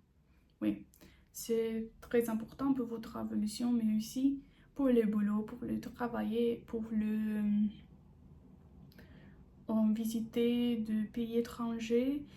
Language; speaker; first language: French; non-native, learner; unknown